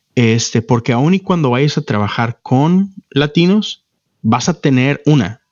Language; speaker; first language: Spanish; native; Spanish